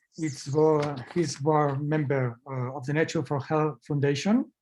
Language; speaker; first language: English; non-native, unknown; Catalan